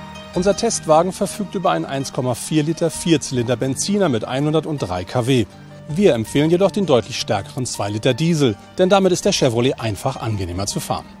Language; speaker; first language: German; native; German